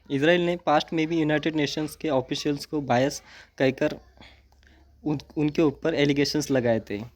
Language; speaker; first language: Hindi; non-native, local second language; Marathi